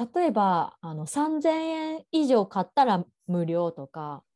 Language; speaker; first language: Japanese; native; Japanese